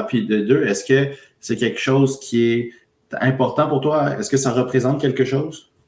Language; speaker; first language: French; native; French